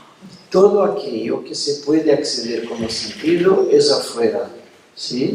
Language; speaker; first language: Spanish; non-native, fluent; Portuguese